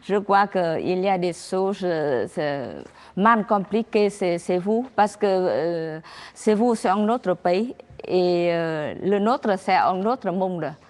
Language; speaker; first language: French; non-native, learner; Vietnamese